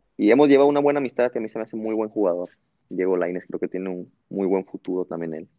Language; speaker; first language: Spanish; native; Spanish